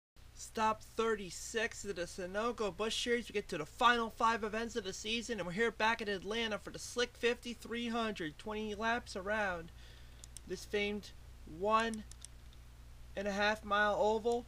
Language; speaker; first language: English; native; English